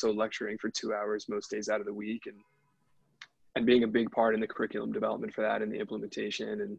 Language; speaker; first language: English; native; English